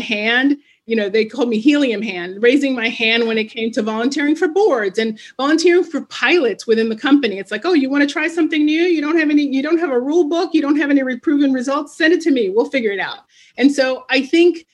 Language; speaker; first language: English; non-native, fluent; Spanish